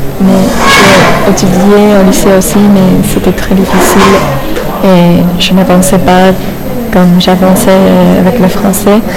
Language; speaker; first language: French; non-native, fluent; English